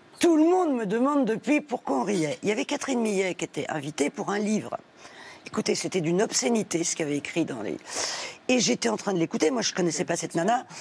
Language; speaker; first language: French; early bilingual, other home language; Spanish